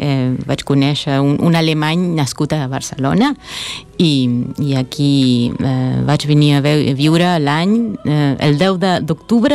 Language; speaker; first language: Catalan; non-native, fluent; Spanish